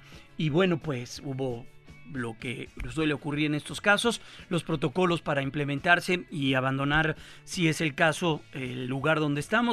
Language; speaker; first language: Spanish; native; Spanish